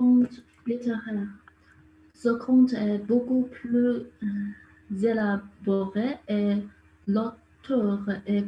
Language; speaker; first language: French; non-native, learner; Chinese